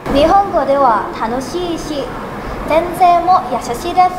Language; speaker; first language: Japanese; non-native, learner; Thai